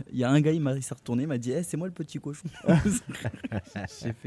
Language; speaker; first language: French; native; French